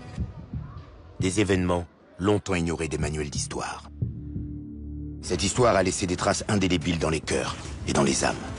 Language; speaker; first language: French; native; French